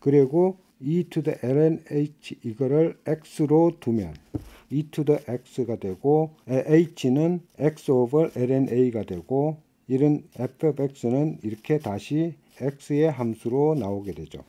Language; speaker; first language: Korean; native; Korean